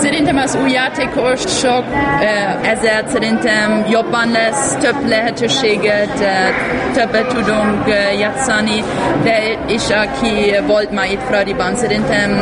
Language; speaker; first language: Hungarian; non-native, learner; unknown